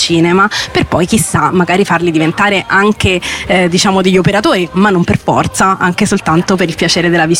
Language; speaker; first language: Italian; native; Italian